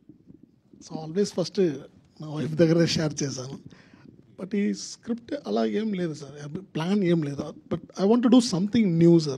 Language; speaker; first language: Telugu; non-native, learner; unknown